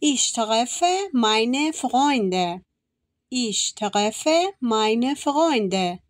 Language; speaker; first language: German; non-native, fluent; Persian